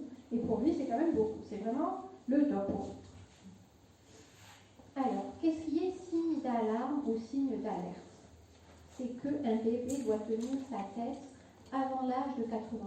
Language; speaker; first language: French; non-native, local second language; Arabic